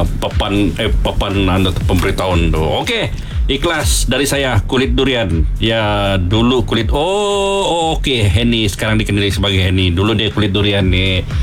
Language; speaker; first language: Malay; native; Malay